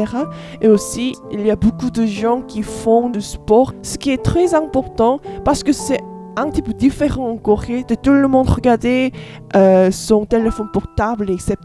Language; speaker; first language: French; non-native, learner; Korean